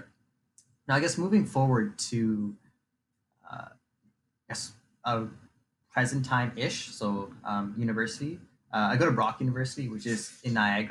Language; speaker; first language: English; native; English